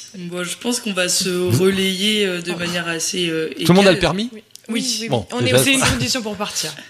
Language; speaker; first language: French; native; French